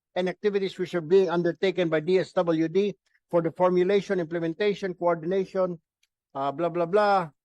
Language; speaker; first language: English; non-native, local second language; Filipino